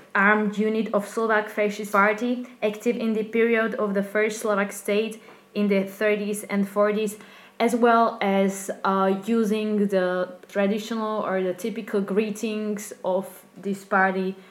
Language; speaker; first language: English; non-native, fluent; Slovak